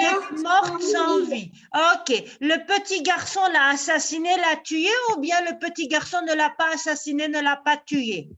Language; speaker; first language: French; non-native, local second language; Arabic